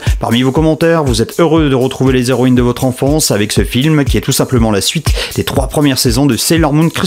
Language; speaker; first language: French; native; French